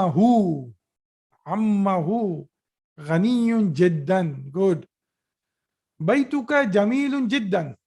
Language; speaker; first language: Arabic; non-native, fluent; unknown